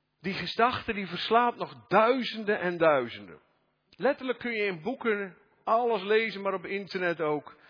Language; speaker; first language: Dutch; native; Dutch